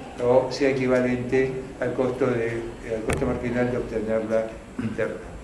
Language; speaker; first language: Spanish; native; Spanish